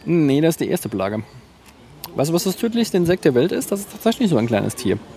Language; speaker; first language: German; native; German